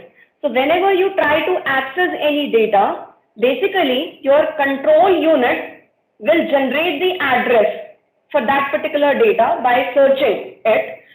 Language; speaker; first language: English; non-native, local second language; Hindi